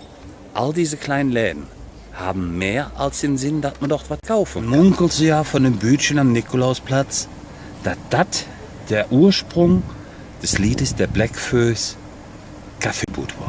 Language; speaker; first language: German; native; German